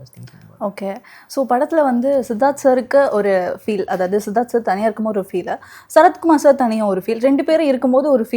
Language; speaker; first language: Tamil; native; Tamil